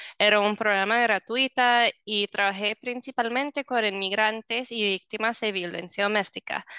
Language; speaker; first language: Spanish; non-native, fluent; English